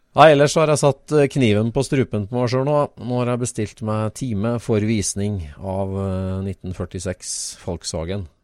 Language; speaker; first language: Norwegian; native; Norwegian